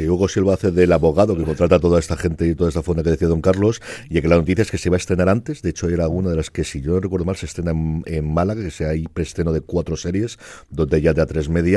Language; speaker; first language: Spanish; native; Spanish